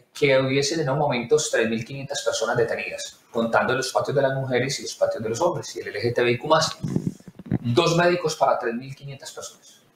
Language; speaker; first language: Spanish; native; Spanish